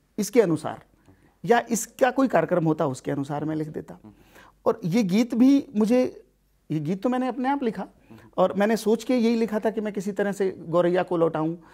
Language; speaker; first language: Hindi; native; Hindi